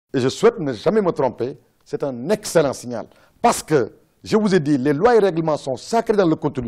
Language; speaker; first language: French; non-native, local second language; Wolof